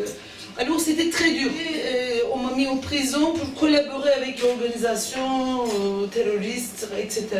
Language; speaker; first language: French; non-native, fluent; Turkish